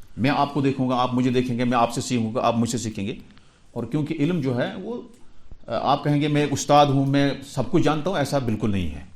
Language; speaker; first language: Urdu; non-native, local second language; Kashmiri